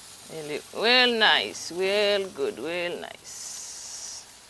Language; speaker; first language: English; non-native, fluent; Haitian Creole